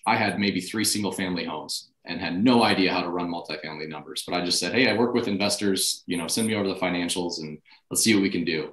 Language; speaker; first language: English; native; English